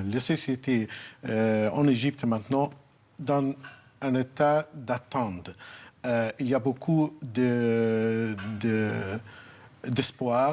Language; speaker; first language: French; non-native, fluent; Arabic